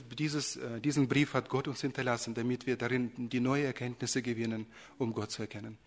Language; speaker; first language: German; early bilingual, other home language; Russian